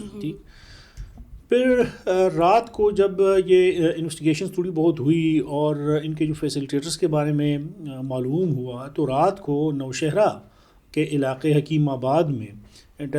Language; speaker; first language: Urdu; non-native, local second language; Pashto